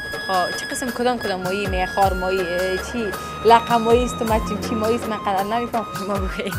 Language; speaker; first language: Persian; native; Persian